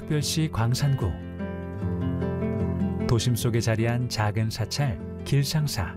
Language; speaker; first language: Korean; native; Korean